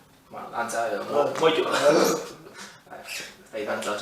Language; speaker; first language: Basque; native; Basque